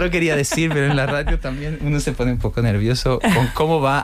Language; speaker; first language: Spanish; non-native, fluent; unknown